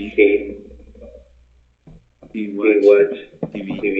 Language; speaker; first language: English; non-native, learner; Spanish